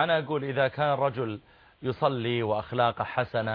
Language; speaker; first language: Arabic; native; Arabic